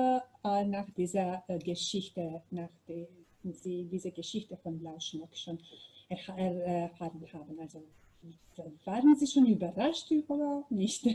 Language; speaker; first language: German; non-native, learner; Macedonian